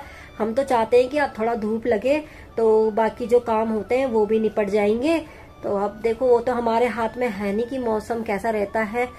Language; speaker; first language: Hindi; native; Hindi